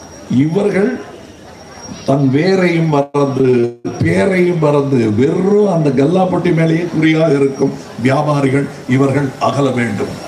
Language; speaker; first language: Tamil; native; Tamil